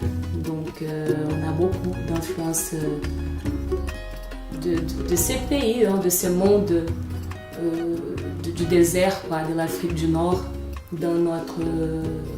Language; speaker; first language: French; non-native, fluent; Portuguese